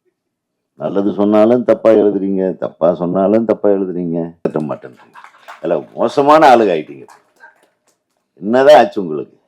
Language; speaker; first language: Tamil; non-native, fluent; Kannada